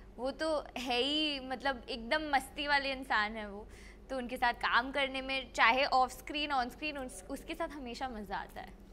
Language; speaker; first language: Hindi; non-native, local second language; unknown